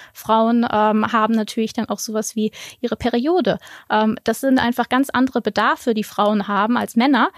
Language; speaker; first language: German; native; German